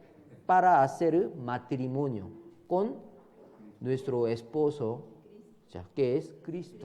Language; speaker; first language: Spanish; non-native, learner; Korean